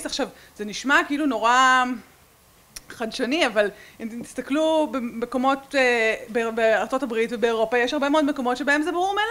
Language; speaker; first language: Hebrew; native; Hebrew